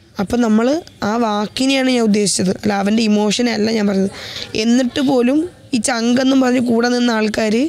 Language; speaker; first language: Malayalam; native; Malayalam